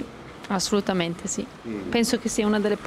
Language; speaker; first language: Italian; native; Italian